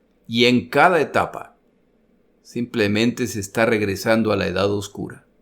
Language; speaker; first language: Spanish; native; Spanish